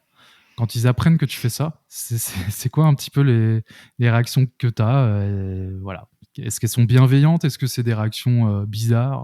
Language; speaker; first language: French; native; French